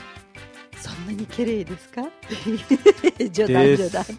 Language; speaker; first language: Japanese; non-native, fluent; Russian